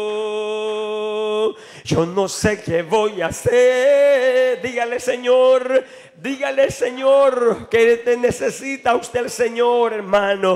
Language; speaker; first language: Spanish; native; Spanish